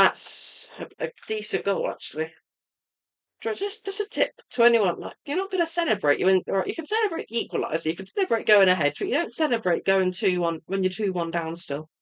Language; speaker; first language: English; native; English